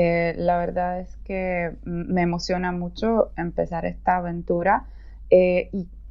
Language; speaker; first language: Spanish; non-native, fluent; Polish